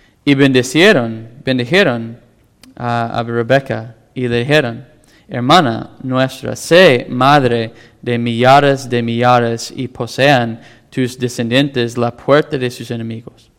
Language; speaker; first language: Spanish; non-native, fluent; English